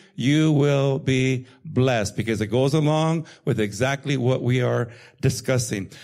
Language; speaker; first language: English; native; English